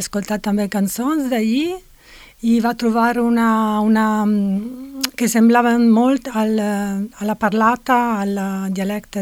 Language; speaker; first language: Catalan; non-native, fluent; Italian